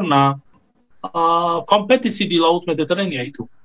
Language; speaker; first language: Indonesian; non-native, fluent; Arabic